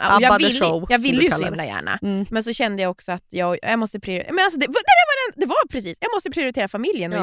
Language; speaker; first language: Swedish; native; Swedish